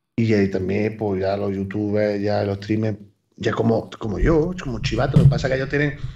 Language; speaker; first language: Spanish; native; Spanish